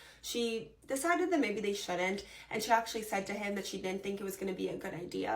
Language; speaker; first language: English; native; English